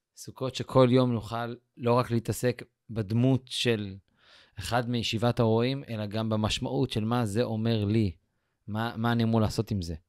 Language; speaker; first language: Hebrew; native; Hebrew